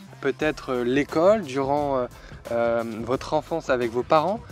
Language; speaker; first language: French; native; French